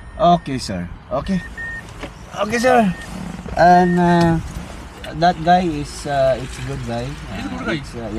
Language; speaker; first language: English; non-native, learner; Filipino